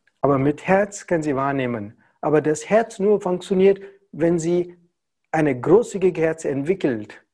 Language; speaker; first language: German; non-native, learner; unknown